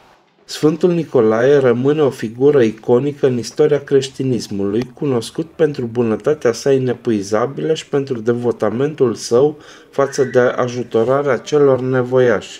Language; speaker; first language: Romanian; native; Romanian